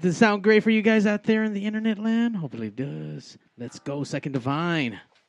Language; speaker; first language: English; native; English